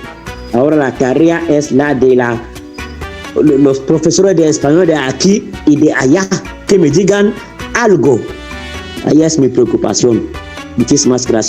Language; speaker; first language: Spanish; non-native, fluent; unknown